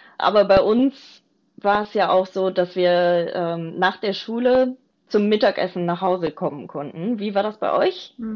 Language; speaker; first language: German; native; German